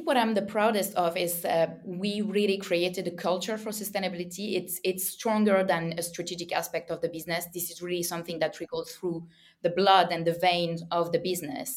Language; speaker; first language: English; non-native, fluent; French